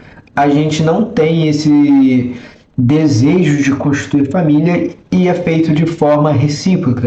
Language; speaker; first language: Portuguese; native; Portuguese